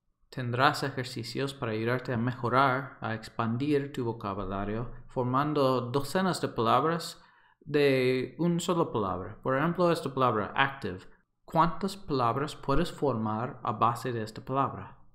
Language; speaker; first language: Spanish; non-native, fluent; English